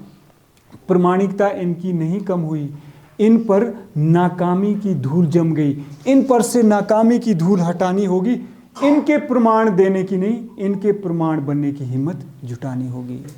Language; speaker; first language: Hindi; native; Hindi